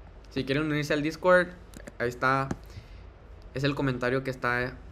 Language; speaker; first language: Spanish; early bilingual, heritage; Spanish